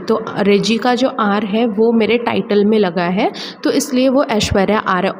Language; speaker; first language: Hindi; non-native, local second language; Malayalam